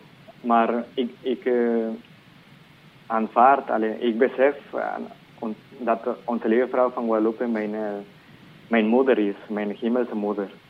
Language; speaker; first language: Dutch; non-native, fluent; Spanish